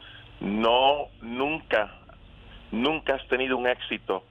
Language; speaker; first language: Spanish; early bilingual, other home language; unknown